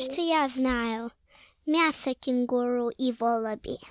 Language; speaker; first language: Russian; early bilingual, heritage; Russian